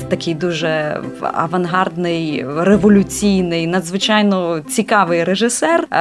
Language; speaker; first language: Ukrainian; native; Ukrainian